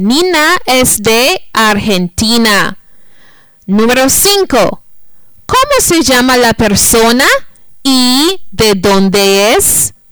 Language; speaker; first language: Spanish; non-native, fluent; English